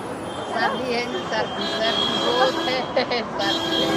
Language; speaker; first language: Hindi; non-native, local second language; Kashmiri